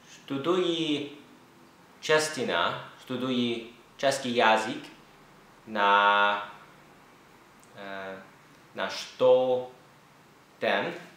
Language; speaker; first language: Czech; non-native, learner; English